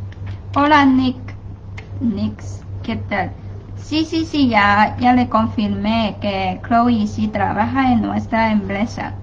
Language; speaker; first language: Spanish; non-native, fluent; Chinese